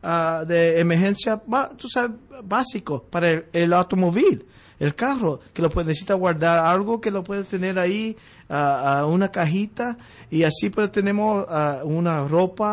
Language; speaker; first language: Spanish; early bilingual, heritage; Spanish